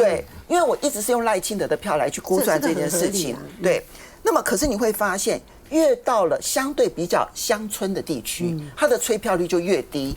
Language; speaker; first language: Chinese; native; Chinese